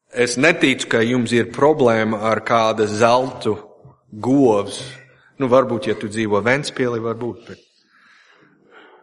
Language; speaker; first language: Latvian; non-native, fluent; English